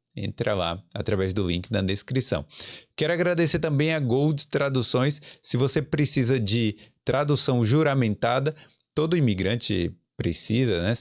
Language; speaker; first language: Portuguese; native; Portuguese